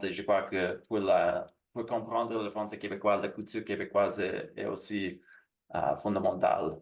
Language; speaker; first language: French; non-native, fluent; English